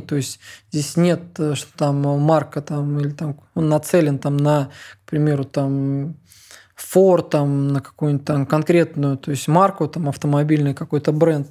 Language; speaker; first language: Russian; native; Russian